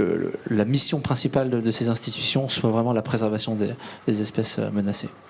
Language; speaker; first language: French; native; French